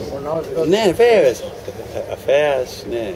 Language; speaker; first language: Greek; non-native, learner; Ukrainian